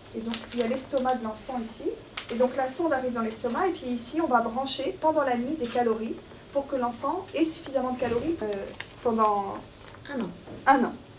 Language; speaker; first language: French; native; French